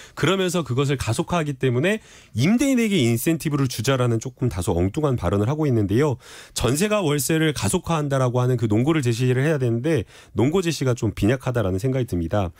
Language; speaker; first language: Korean; native; Korean